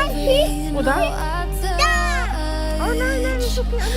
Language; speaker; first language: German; non-native, learner; Filipino